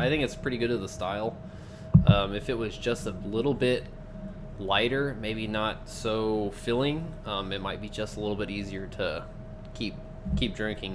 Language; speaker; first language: English; native; English